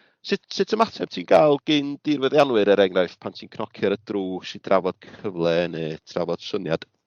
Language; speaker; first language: Welsh; native; Welsh